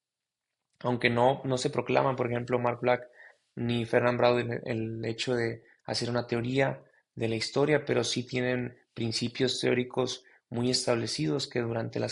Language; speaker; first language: Spanish; native; Spanish